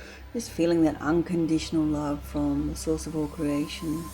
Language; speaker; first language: English; native; English